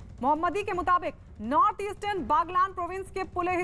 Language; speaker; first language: Hindi; native; Hindi